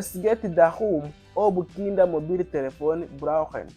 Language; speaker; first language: German; non-native, fluent; Kinyarwanda